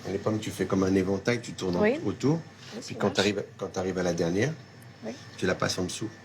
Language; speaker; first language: French; native; French